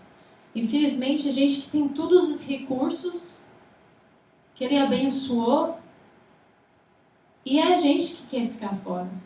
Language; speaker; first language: Portuguese; non-native, fluent; English